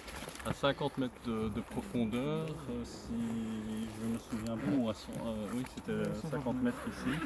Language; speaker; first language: French; native; French